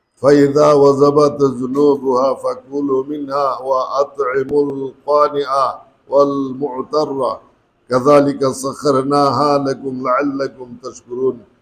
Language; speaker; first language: Arabic; non-native, fluent; Bangla